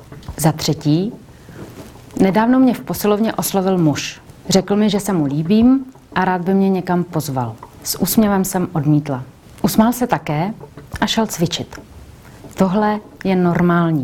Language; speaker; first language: Czech; native; Czech